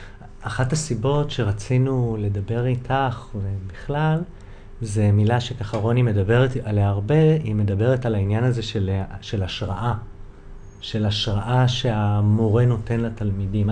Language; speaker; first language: Hebrew; native; Hebrew